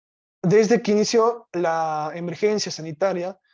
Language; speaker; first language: Spanish; native; Spanish